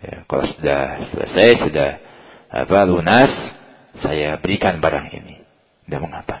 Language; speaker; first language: Indonesian; native; Indonesian